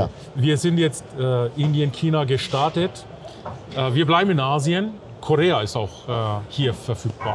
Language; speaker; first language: German; native; German